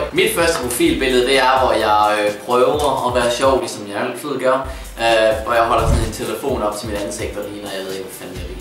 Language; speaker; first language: Danish; native; Danish